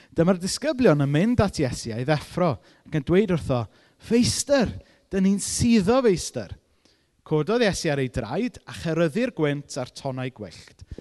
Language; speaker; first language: Welsh; native; Welsh